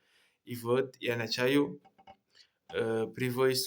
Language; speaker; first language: Russian; non-native, learner; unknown